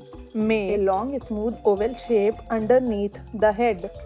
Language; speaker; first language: English; non-native, local second language; Hindi